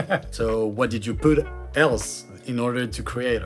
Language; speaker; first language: English; non-native, fluent; French